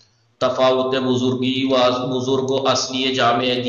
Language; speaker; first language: Persian; non-native, fluent; Urdu